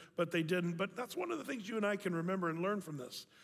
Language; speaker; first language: English; native; English